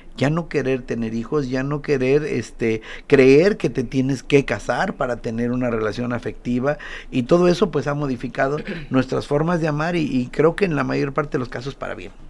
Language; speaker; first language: Spanish; native; Spanish